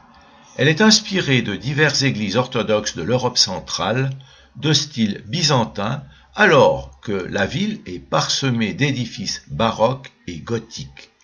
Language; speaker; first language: French; native; French